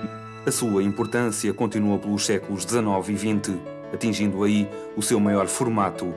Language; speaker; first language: Portuguese; native; Portuguese